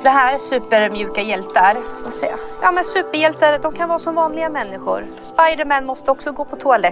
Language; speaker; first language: Swedish; native; Swedish